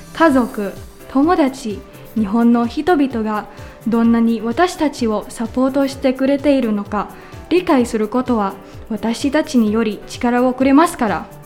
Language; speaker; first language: Japanese; non-native, learner; Filipino